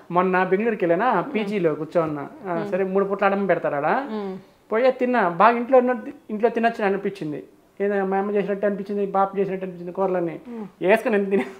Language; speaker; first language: Telugu; native; Telugu